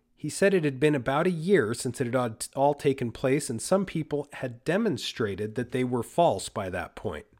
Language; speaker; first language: English; early bilingual, other home language; Spanish